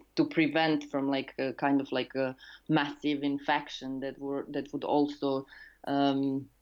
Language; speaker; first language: English; non-native, fluent; Serbian